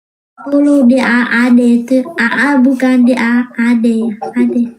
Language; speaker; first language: Indonesian; non-native, learner; Vietnamese